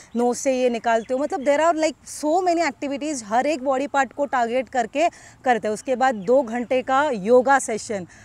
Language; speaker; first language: Hindi; non-native, local second language; Marathi